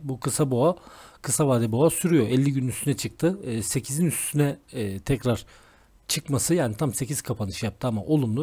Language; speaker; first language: Turkish; native; Turkish